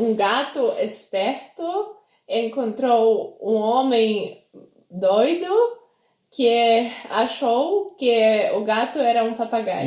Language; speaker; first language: Portuguese; non-native, fluent; Polish